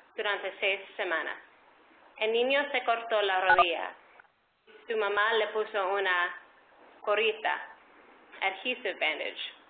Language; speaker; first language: Spanish; early bilingual, heritage; Spanish